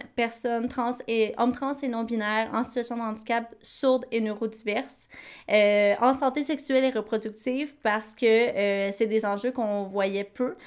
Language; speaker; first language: French; native; French